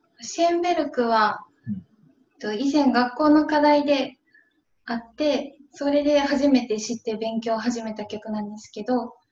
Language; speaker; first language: Japanese; native; Japanese